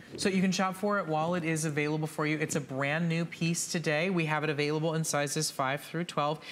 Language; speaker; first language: English; native; English